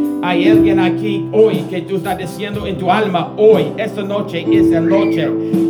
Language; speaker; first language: Spanish; non-native, learner; English